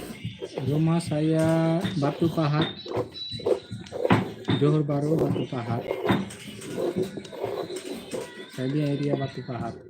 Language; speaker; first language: Indonesian; non-native, learner; Bangla